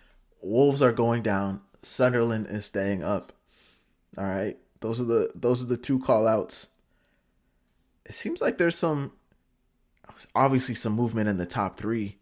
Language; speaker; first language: English; native; English